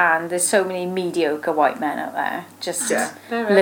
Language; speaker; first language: English; native; English